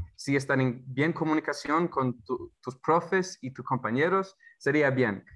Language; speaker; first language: Spanish; non-native, fluent; English